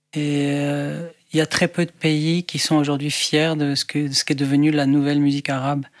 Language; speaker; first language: French; non-native, local second language; Arabic